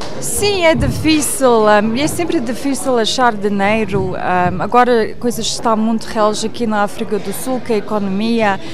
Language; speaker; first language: Portuguese; early bilingual, heritage; English